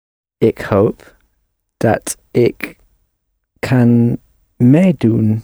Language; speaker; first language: Dutch; non-native, learner; English